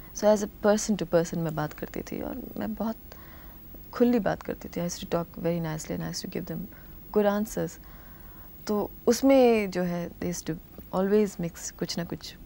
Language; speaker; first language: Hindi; non-native, local second language; Telugu